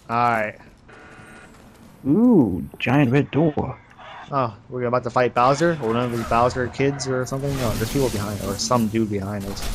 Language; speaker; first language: English; native; English